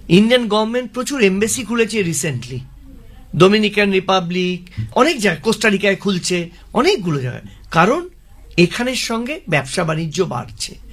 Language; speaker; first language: Bangla; native; Bangla